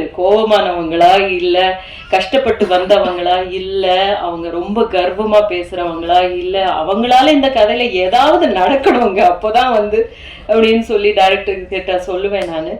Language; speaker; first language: Tamil; native; Tamil